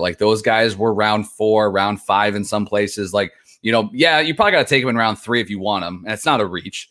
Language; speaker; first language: English; native; English